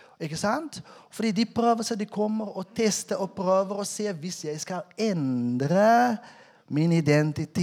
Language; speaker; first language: Norwegian; non-native, fluent; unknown